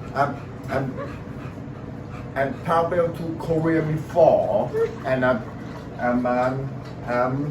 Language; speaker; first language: English; non-native, learner; Thai